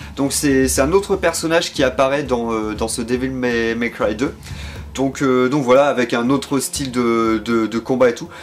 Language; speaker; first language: French; native; French